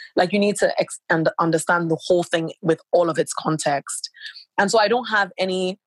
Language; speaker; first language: English; non-native, local second language; Yoruba